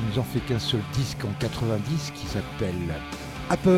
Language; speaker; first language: French; native; French